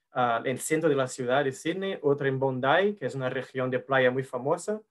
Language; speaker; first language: Spanish; non-native, learner; Portuguese